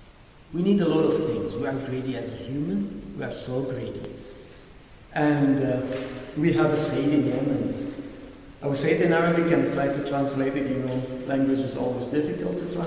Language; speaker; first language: English; non-native, learner; Arabic